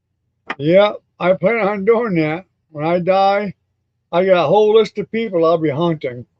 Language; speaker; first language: English; native; English